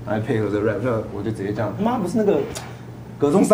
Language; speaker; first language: Chinese; native; Chinese